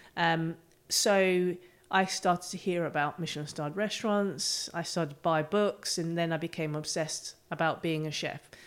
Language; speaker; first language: English; native; English